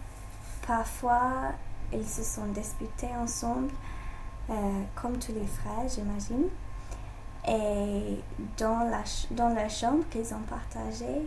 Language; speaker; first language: French; non-native, learner; English